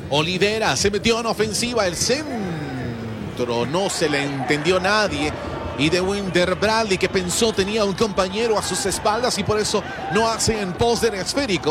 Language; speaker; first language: Spanish; native; Spanish